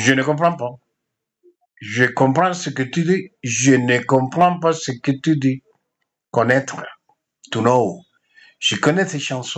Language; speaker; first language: French; non-native, fluent; Spanish